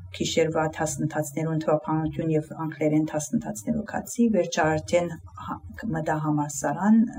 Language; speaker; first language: Armenian; early bilingual, heritage; Armenian